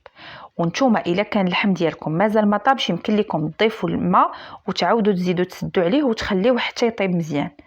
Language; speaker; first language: Arabic; native; Arabic